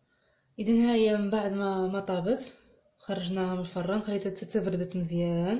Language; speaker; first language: Arabic; native; Arabic